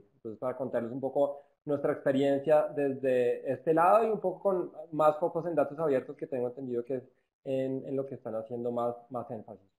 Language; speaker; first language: Spanish; native; Spanish